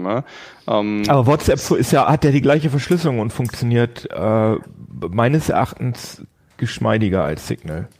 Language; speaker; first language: German; native; German